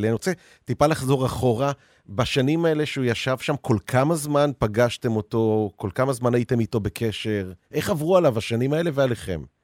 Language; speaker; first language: Hebrew; native; Hebrew